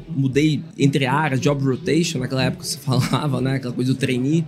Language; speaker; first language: Portuguese; native; Portuguese